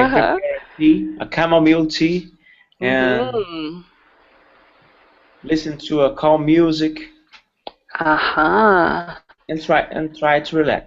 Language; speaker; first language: English; non-native, learner; Portuguese